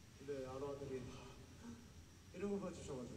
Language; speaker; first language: Korean; native; Korean